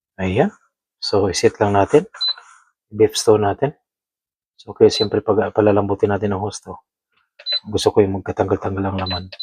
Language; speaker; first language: Filipino; non-native, local second language; Cebuano